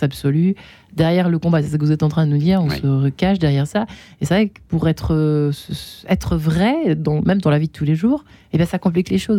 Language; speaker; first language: French; native; French